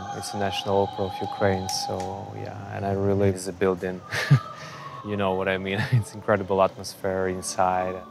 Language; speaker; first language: English; non-native, fluent; Ukrainian